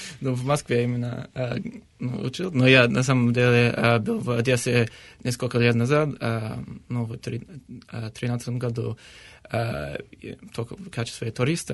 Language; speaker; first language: Russian; non-native, fluent; English